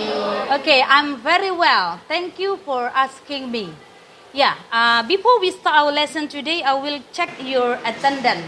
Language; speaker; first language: English; non-native, learner; Indonesian